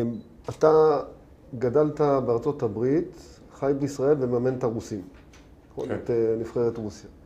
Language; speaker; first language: Hebrew; native; Hebrew